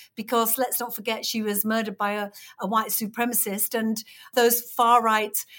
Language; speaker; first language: English; native; English